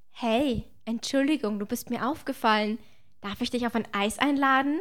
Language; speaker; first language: German; native; German